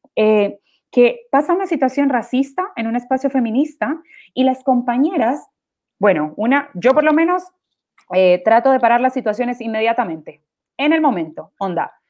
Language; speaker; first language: Spanish; native; Spanish